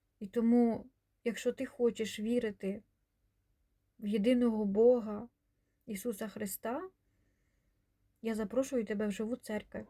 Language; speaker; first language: Ukrainian; non-native, local second language; Russian